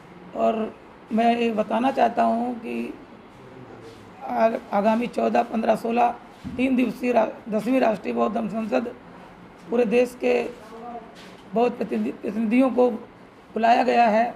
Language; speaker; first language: Hindi; native; Hindi